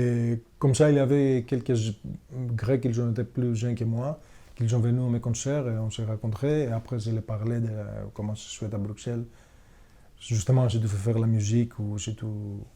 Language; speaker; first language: French; non-native, fluent; Greek